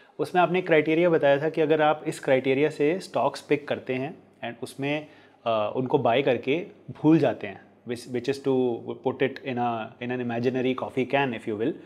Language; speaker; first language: Hindi; native; Hindi